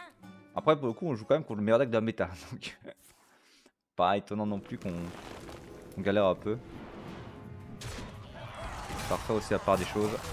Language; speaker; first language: French; native; French